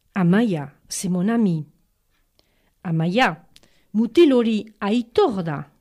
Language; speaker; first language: French; native; French